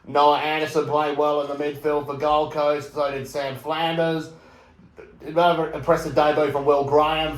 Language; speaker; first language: English; native; English